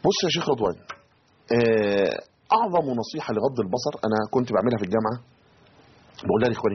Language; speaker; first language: Arabic; native; Arabic